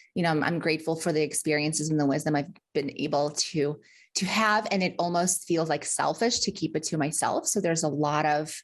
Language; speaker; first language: English; early bilingual, other home language; Russian